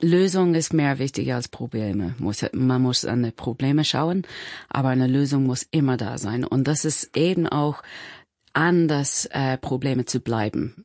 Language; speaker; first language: German; non-native, fluent; English